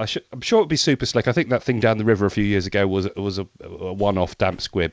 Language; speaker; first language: English; native; English